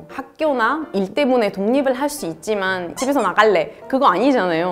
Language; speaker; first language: Korean; non-native, fluent; Arabic